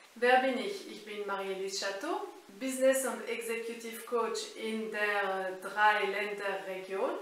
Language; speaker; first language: German; non-native, fluent; French